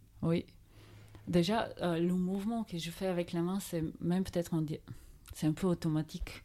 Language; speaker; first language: French; non-native, fluent; Bulgarian